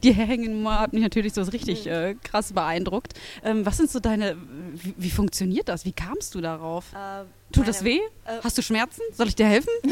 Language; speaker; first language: German; native; German